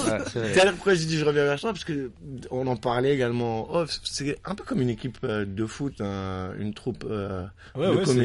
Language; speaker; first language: French; non-native, local second language; Arabic